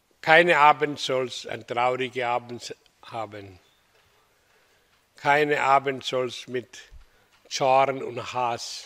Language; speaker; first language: German; non-native, learner; Hindi